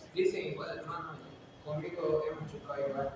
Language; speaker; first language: Spanish; native; Spanish